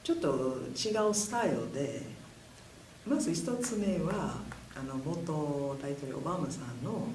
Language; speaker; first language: Japanese; non-native, fluent; English